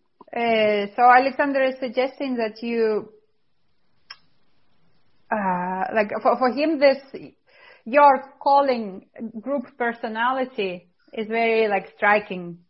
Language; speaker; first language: English; non-native, fluent; Russian